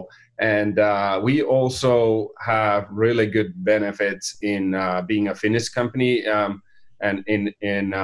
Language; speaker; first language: English; non-native, fluent; Finnish